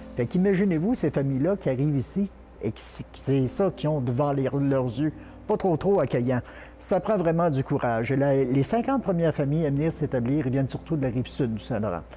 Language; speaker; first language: French; native; French